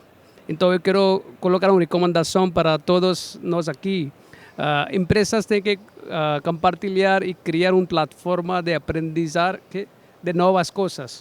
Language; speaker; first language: Portuguese; non-native, learner; Hindi